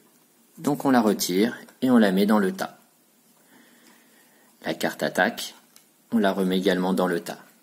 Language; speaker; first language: French; native; French